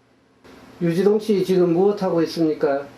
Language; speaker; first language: Korean; native; Korean